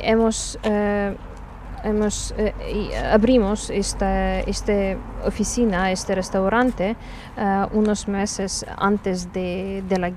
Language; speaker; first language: Spanish; non-native, learner; Ukrainian